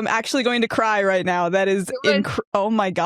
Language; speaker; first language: English; native; English